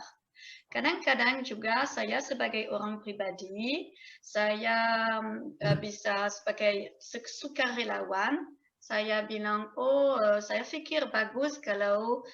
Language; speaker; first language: Indonesian; non-native, fluent; French